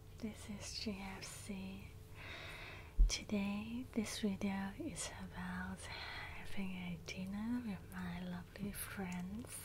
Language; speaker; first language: English; non-native, learner; Cantonese